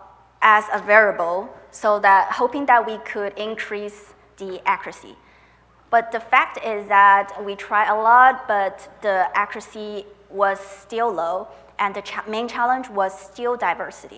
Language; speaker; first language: English; non-native, fluent; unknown